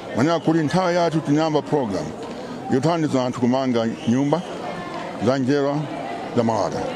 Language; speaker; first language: Nyanja; non-native, local second language; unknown